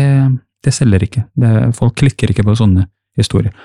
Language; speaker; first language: Norwegian; non-native, fluent; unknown